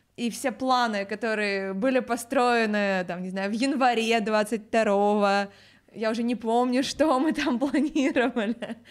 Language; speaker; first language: Russian; native; Russian